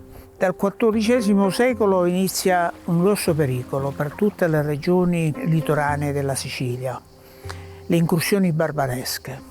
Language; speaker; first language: Italian; native; Italian